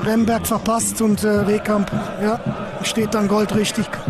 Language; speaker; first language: German; native; German